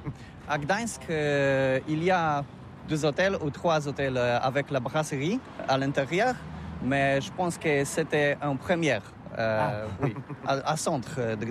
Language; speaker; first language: French; non-native, learner; Polish